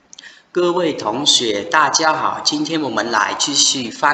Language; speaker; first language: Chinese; non-native, fluent; Khmer